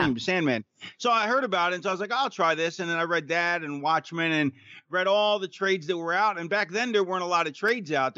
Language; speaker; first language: English; native; English